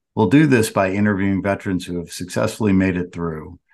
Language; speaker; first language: English; native; English